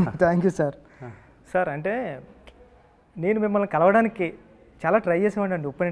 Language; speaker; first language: Telugu; native; Telugu